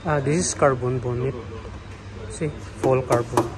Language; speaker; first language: English; non-native, learner; Filipino